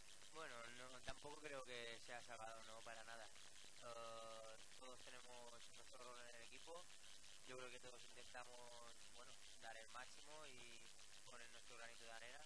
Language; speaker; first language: Spanish; native; Spanish